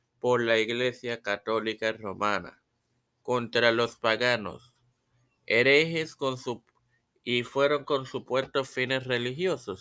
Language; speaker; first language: Spanish; native; Spanish